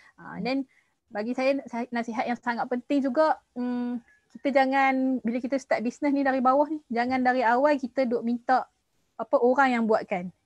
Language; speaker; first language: Malay; native; Malay